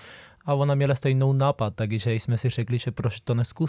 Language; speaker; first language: Czech; non-native, fluent; Spanish